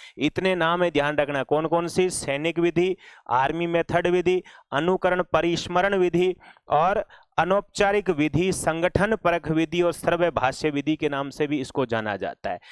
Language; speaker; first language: Hindi; native; Hindi